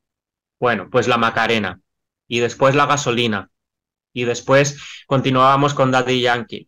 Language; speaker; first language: Spanish; native; Spanish